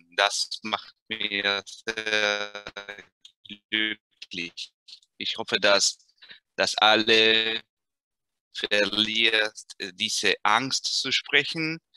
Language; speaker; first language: German; non-native, fluent; Spanish